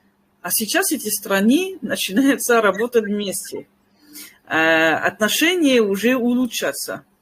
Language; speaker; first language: Russian; non-native, fluent; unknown